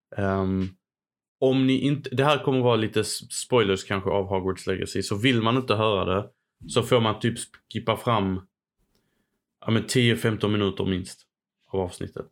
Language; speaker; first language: Swedish; early bilingual, other home language; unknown